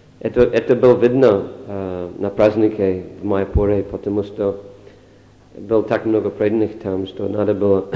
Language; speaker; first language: Russian; non-native, fluent; English